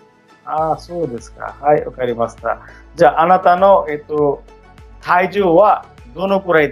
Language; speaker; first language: Japanese; non-native, fluent; Bangla